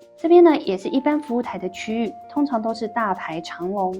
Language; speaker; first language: Chinese; native; Chinese